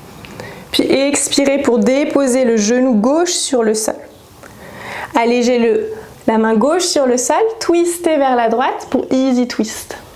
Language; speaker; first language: French; native; French